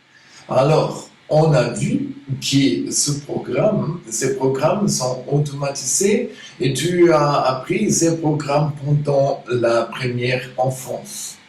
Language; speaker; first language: French; non-native, fluent; German